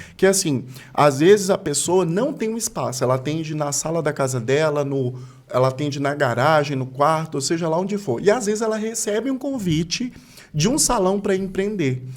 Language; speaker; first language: Portuguese; native; Portuguese